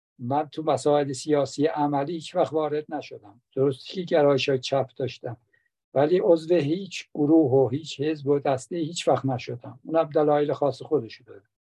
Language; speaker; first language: Persian; non-native, local second language; Azerbaijani